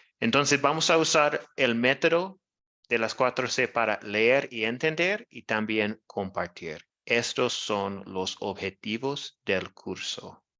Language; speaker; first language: Spanish; non-native, learner; English